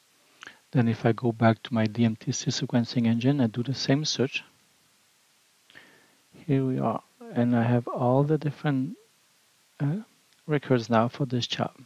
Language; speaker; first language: English; non-native, fluent; French